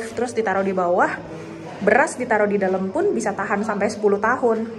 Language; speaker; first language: Indonesian; native; Indonesian